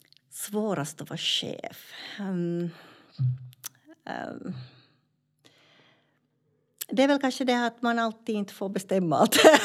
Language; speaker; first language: Swedish; non-native, fluent; Finnish